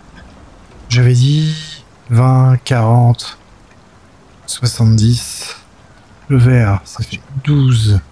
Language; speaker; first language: French; native; French